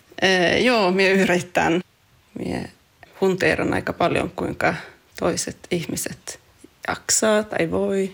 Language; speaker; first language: Finnish; non-native, local second language; Swedish